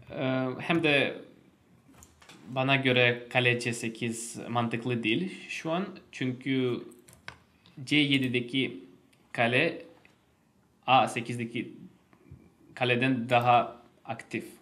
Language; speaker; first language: Turkish; non-native, fluent; Russian